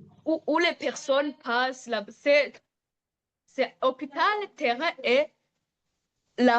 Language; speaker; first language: French; non-native, local second language; Rundi